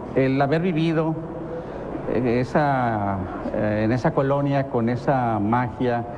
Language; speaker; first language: Spanish; native; Spanish